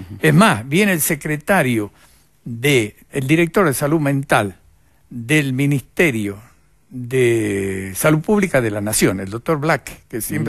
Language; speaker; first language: Spanish; native; Spanish